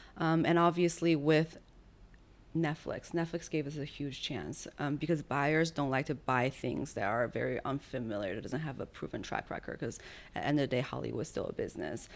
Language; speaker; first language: English; early bilingual, other home language; Chinese